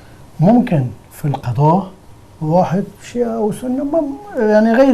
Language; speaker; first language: Arabic; non-native, fluent; Persian